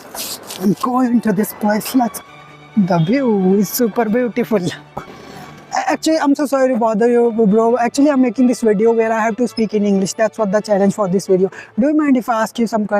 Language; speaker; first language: English; non-native, learner; Hindi